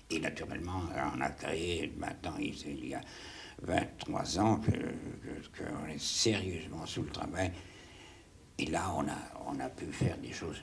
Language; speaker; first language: French; non-native, fluent; German